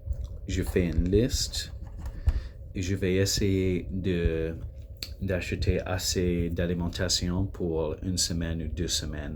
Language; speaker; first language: French; non-native, local second language; English